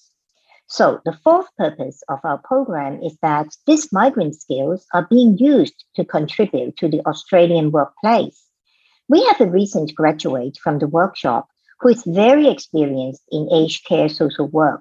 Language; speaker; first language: English; non-native, local second language; Cantonese